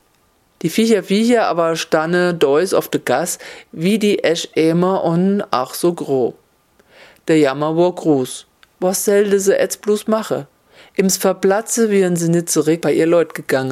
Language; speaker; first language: German; native; German